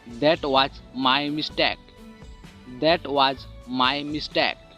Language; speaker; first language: English; non-native, local second language; Odia